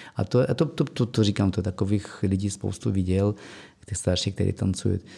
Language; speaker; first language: Czech; non-native, fluent; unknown